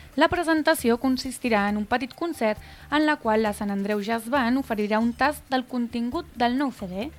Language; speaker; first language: Catalan; native; Catalan